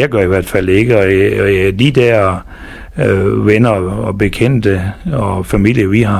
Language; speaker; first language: Danish; native; Danish